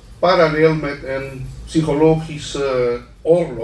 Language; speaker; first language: Dutch; non-native, local second language; Spanish